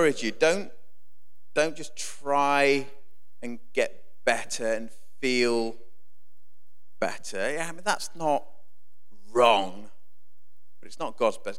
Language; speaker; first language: English; native; English